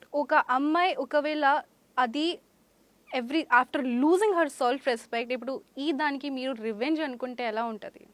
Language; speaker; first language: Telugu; non-native, fluent; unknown